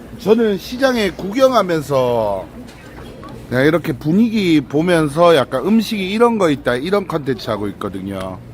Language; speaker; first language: Korean; native; Korean